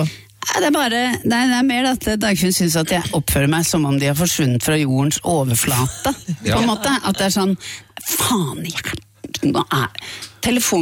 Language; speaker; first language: Norwegian; native; Norwegian